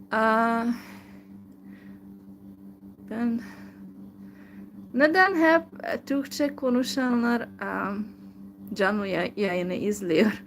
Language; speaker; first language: Turkish; non-native, fluent; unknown